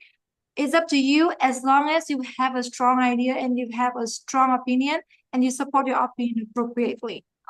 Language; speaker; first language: English; non-native, fluent; Vietnamese